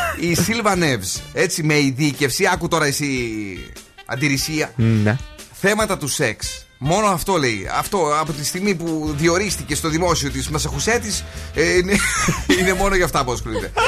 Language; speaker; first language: Greek; native; Greek